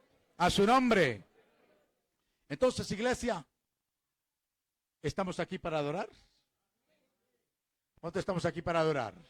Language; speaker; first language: Spanish; native; Spanish